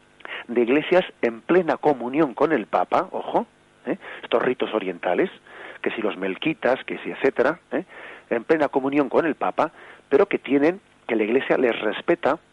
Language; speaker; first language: Spanish; native; Spanish